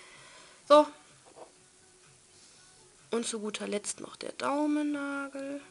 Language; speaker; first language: German; native; German